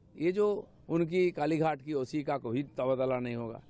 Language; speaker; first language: Hindi; non-native, local second language; Bangla